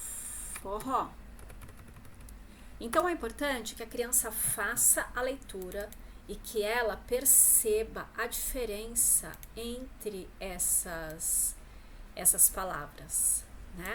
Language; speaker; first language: Portuguese; native; Portuguese